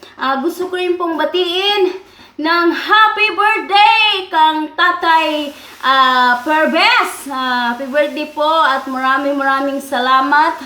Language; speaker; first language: Filipino; non-native, local second language; Cebuano